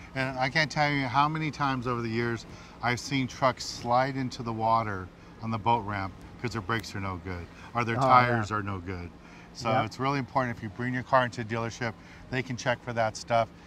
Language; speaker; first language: English; native; English